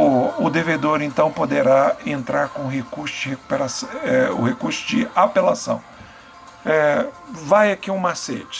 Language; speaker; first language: Portuguese; native; Portuguese